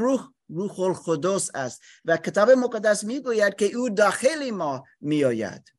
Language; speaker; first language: Persian; non-native, fluent; English